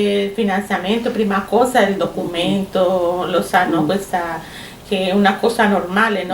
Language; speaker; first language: Italian; non-native, learner; Spanish